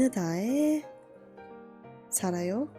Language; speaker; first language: Korean; non-native, learner; English